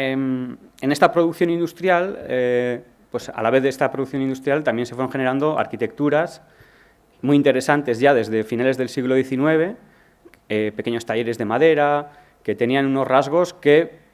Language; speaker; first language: Spanish; native; Spanish